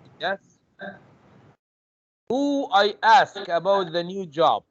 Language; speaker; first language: English; non-native, fluent; Arabic